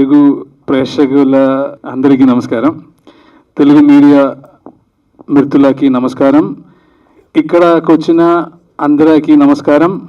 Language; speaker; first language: Telugu; non-native, learner; Malayalam